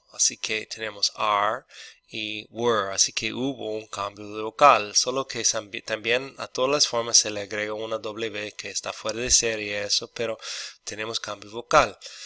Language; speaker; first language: Spanish; non-native, fluent; English